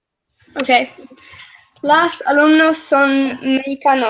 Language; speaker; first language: Spanish; non-native, learner; English